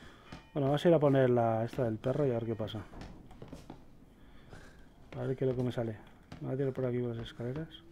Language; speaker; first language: Spanish; native; Spanish